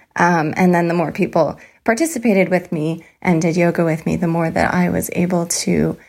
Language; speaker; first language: English; native; English